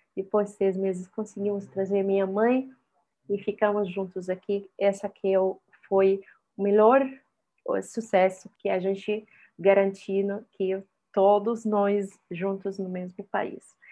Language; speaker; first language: Portuguese; non-native, fluent; Arabic